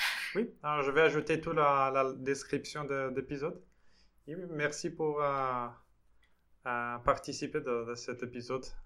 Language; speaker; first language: French; non-native, fluent; Portuguese